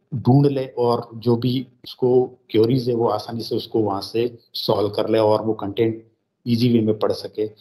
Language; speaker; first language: Hindi; native; Hindi